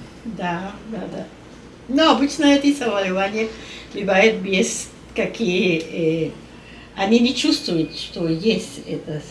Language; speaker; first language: Russian; non-native, learner; Spanish